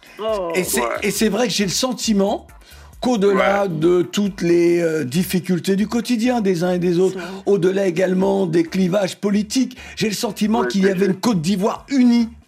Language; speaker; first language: French; native; French